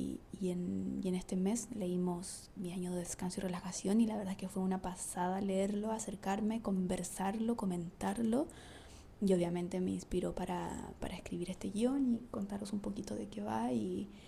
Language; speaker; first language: Spanish; native; Spanish